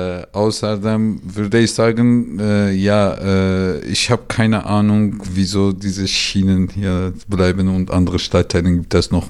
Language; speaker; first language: German; non-native, learner; Turkish